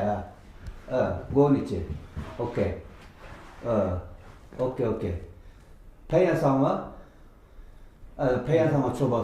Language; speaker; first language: Japanese; non-native, learner; Turkish